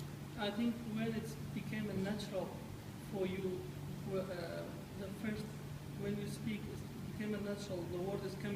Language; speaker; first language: English; non-native, learner; Kurdish